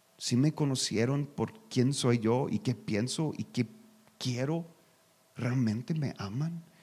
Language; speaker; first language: Spanish; non-native, learner; English